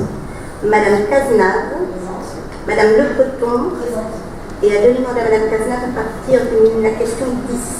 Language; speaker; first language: French; native; French